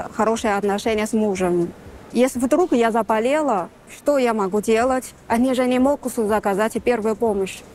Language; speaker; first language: Russian; non-native, fluent; Chinese